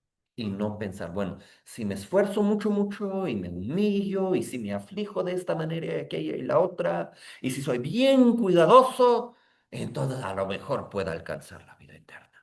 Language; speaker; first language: Spanish; native; Spanish